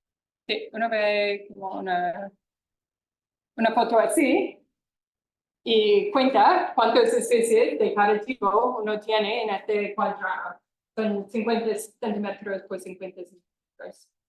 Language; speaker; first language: Spanish; non-native, fluent; English